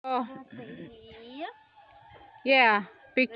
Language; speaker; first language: English; non-native, learner; Filipino